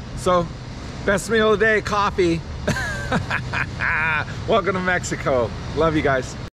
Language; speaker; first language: English; native; English